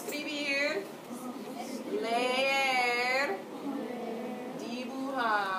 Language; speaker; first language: Spanish; non-native, fluent; English